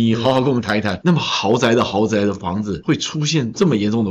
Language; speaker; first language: Chinese; native; Chinese